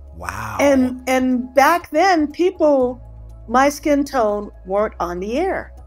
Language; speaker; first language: English; native; English